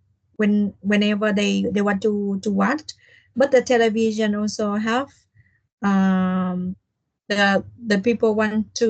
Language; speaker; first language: English; non-native, learner; Vietnamese